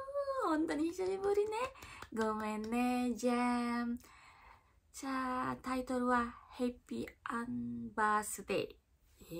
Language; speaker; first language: Japanese; non-native, learner; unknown